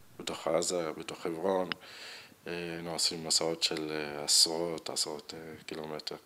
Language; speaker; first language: Hebrew; non-native, local second language; Arabic